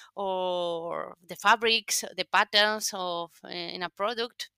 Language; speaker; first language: English; non-native, fluent; Spanish